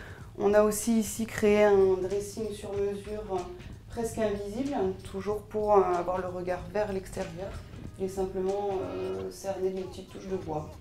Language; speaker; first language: French; native; French